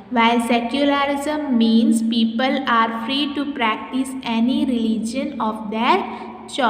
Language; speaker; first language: English; non-native, local second language; Hindi